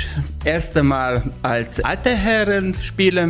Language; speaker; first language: German; non-native, learner; Hungarian